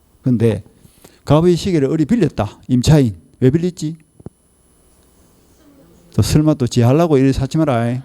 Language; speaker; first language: Korean; native; Korean